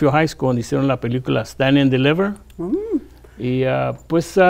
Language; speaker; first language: Spanish; native; Spanish